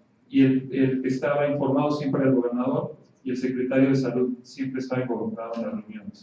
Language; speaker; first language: Spanish; native; Spanish